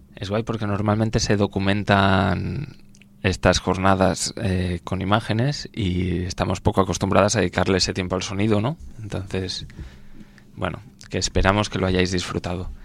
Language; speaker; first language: Spanish; native; Spanish